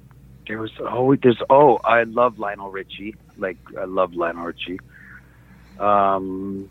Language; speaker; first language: English; native; English